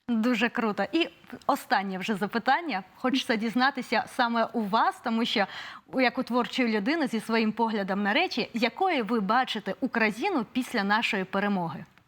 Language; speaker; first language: Ukrainian; native; Ukrainian